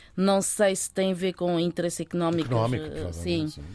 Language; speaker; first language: Portuguese; early bilingual, other home language; Chinese